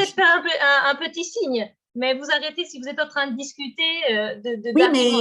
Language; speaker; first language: French; native; French